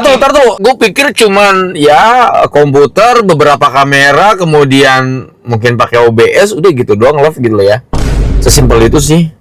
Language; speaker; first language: Indonesian; native; Indonesian